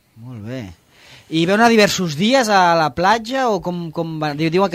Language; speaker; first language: Catalan; native; Catalan